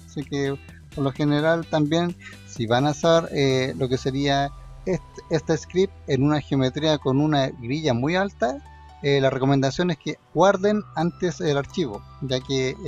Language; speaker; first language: Spanish; native; Spanish